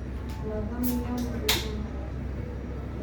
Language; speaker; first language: Spanish; native; Spanish